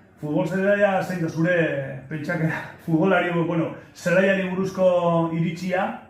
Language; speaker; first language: Basque; non-native, local second language; Spanish